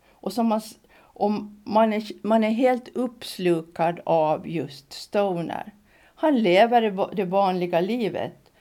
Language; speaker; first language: Swedish; native; Swedish